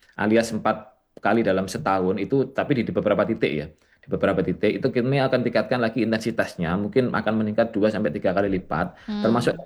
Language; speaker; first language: Indonesian; native; Indonesian